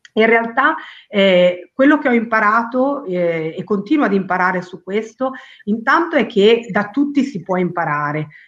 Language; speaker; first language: Italian; early bilingual, other home language; Spanish